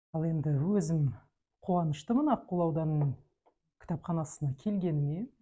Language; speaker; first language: Kazakh; non-native, local second language; Russian